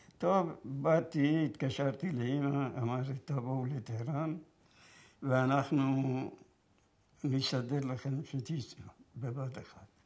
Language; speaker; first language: Hebrew; non-native, fluent; Persian